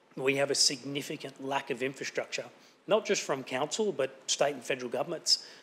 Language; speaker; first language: English; native; English